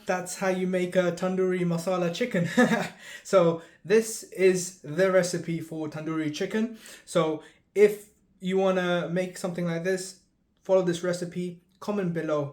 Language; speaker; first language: English; early bilingual, other home language; Tamil